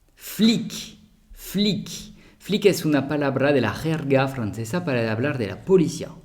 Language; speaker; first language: Spanish; non-native, fluent; French